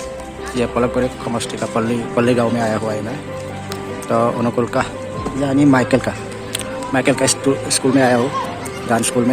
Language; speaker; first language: Hindi; non-native, local second language; Bodo